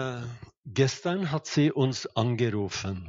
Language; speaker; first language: German; non-native, fluent; Norwegian